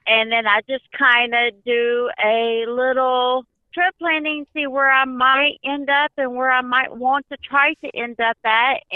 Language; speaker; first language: English; native; English